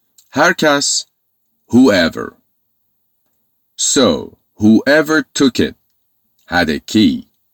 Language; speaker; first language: English; non-native, fluent; Persian